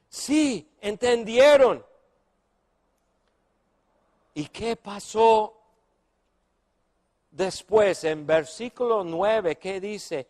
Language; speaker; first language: Spanish; non-native, fluent; English